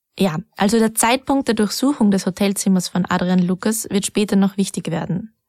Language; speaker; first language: German; native; German